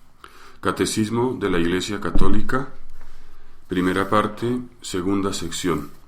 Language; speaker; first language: Spanish; native; Spanish